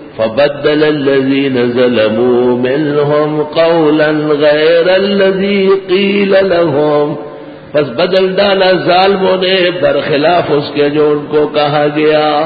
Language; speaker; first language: Urdu; non-native, local second language; Pashto